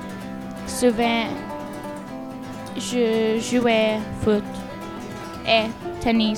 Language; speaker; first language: French; non-native, learner; English